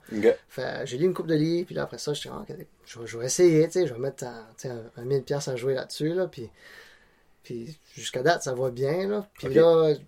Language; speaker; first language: French; non-native, local second language; Cantonese